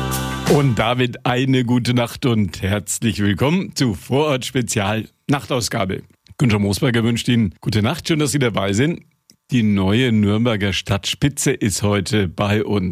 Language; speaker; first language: German; native; German